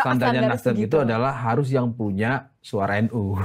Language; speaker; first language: Indonesian; native; Indonesian